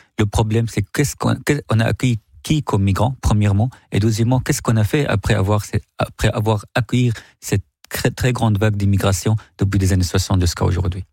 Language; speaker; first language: French; non-native, fluent; Arabic